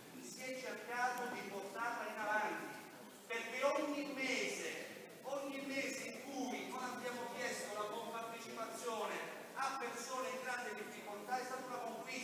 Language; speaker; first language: Italian; native; Italian